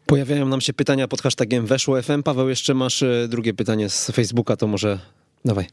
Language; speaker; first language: Polish; native; Polish